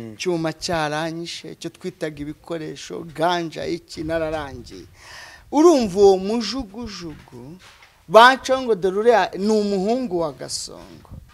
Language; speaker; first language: Kinyarwanda; native; Kinyarwanda